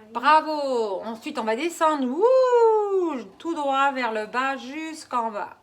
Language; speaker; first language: French; native; French